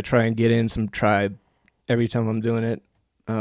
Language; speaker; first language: English; native; English